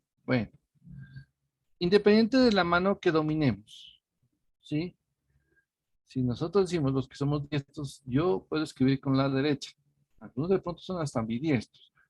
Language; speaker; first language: Spanish; native; Spanish